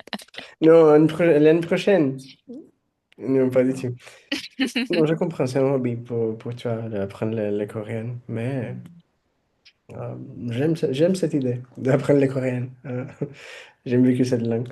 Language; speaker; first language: French; non-native, fluent; Portuguese